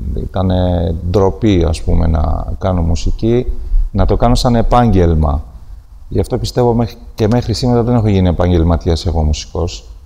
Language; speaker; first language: Greek; non-native, fluent; Armenian